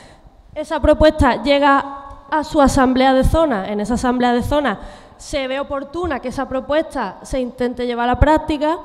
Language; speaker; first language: Spanish; native; Spanish